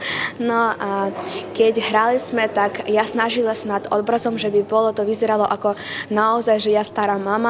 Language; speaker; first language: Slovak; non-native, learner; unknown